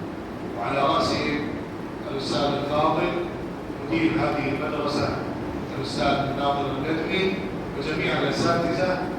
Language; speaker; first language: Arabic; non-native, fluent; Urdu